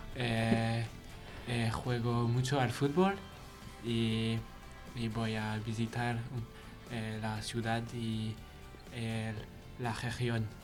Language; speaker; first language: Spanish; non-native, learner; French